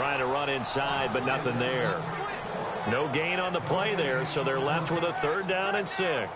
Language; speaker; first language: English; native; English